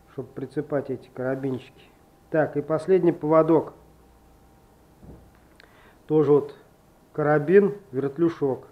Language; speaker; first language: Russian; native; Russian